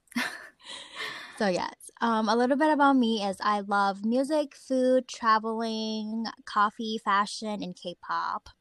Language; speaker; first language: English; native; English